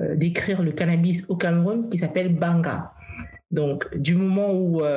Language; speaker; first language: French; early bilingual, heritage; English